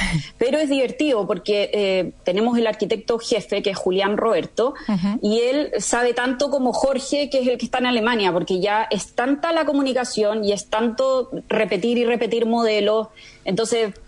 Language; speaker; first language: Spanish; native; Spanish